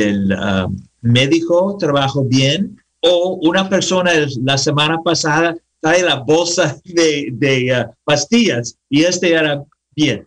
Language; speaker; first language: Spanish; non-native, learner; English